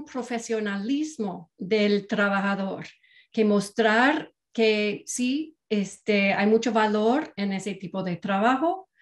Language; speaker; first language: Spanish; non-native, fluent; English